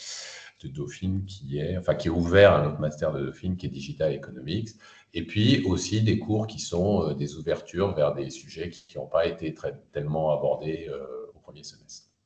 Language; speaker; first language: French; native; French